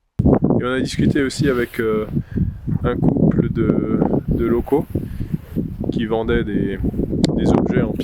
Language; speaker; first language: French; native; French